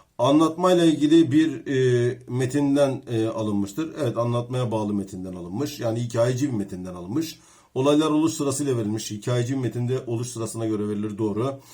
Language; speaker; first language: Turkish; native; Turkish